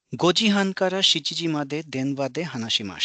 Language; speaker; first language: Japanese; non-native, fluent; Hindi